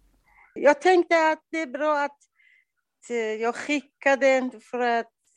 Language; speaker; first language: Swedish; non-native, learner; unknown